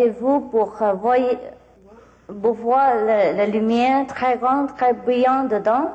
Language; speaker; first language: French; non-native, learner; Vietnamese